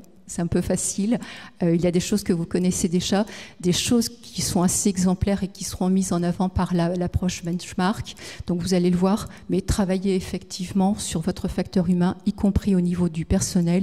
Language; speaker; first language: French; native; French